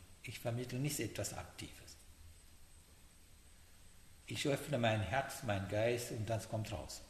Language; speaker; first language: German; non-native, fluent; Sinhala